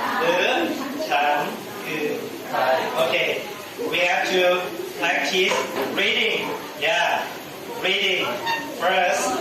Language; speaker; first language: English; non-native, learner; Thai